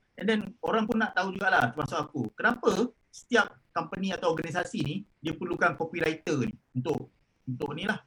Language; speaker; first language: Malay; native; Malay